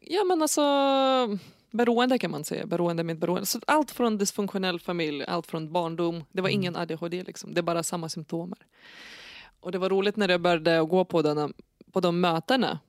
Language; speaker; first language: Swedish; non-native, fluent; Lithuanian